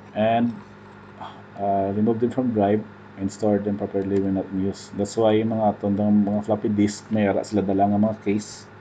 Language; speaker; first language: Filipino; non-native, local second language; Hiligaynon